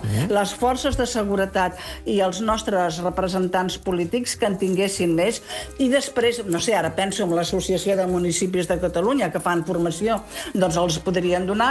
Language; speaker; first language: Catalan; native; Catalan